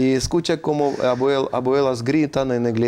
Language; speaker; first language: Spanish; non-native, fluent; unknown